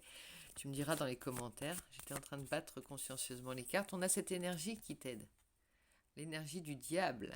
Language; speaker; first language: French; native; French